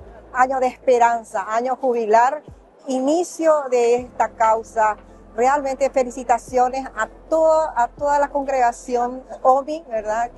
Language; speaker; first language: Spanish; native; Spanish